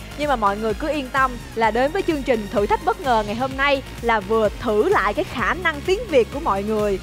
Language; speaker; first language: Vietnamese; native; Vietnamese